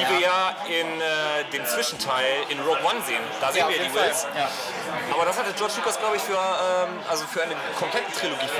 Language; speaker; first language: German; native; German